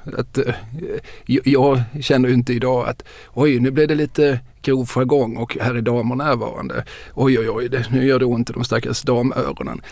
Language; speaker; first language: Swedish; native; Swedish